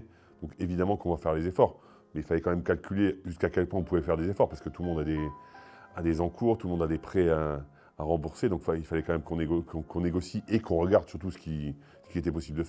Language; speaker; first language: French; native; French